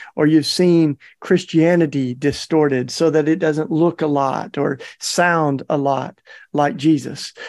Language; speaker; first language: English; native; English